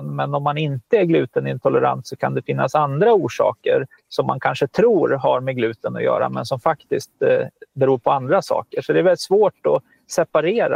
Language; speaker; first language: Swedish; native; Swedish